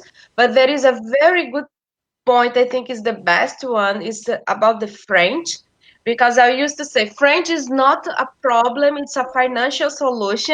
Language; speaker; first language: English; non-native, fluent; Portuguese